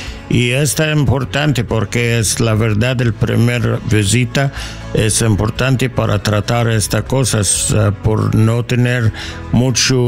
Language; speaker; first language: Spanish; non-native, learner; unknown